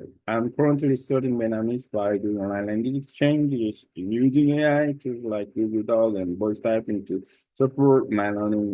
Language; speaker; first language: English; non-native, learner; Korean